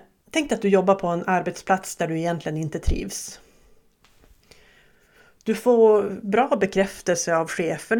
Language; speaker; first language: Swedish; native; Swedish